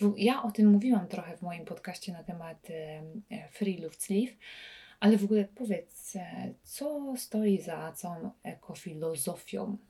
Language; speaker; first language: Polish; native; Polish